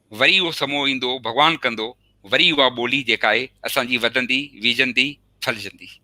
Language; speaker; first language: Sindhi; early bilingual, heritage; Sindhi